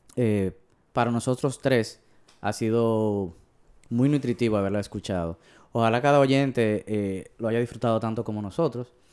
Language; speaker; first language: Spanish; native; Spanish